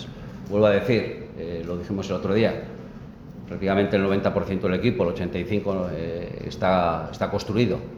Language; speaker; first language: Spanish; native; Spanish